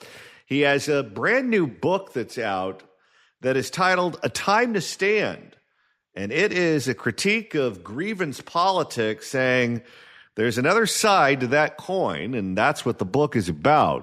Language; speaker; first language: English; native; English